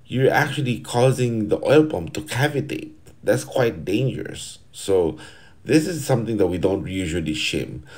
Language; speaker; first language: English; non-native, fluent; Portuguese